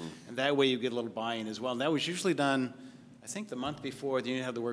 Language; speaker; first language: English; native; English